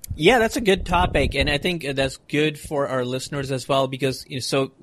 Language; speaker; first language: English; non-native, local second language; Hindi